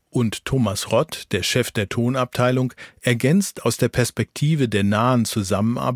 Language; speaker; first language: German; native; German